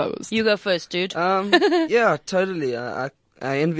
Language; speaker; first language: English; native; English